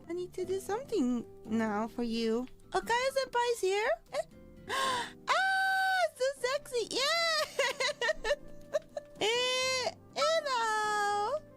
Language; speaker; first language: English; non-native, fluent; Italian